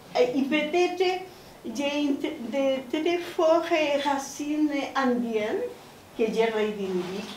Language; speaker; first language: French; non-native, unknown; Spanish